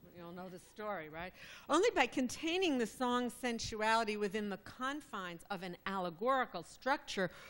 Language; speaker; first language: English; native; English